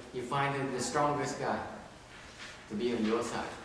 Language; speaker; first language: English; non-native, fluent; Vietnamese